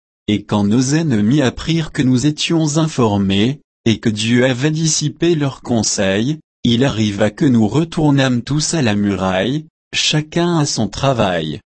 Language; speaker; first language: French; native; French